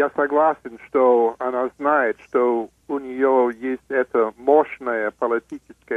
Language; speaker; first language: Russian; non-native, fluent; English